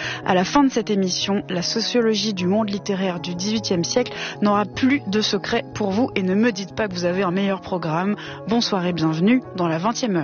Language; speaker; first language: French; native; French